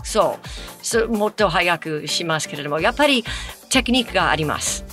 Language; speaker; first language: Japanese; non-native, fluent; English